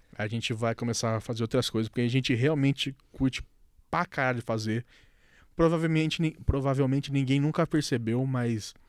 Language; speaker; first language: Portuguese; native; Portuguese